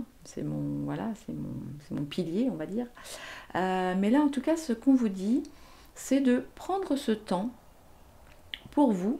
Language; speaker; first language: French; native; French